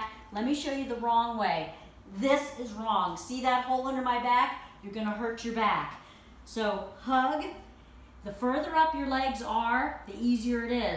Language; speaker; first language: English; native; English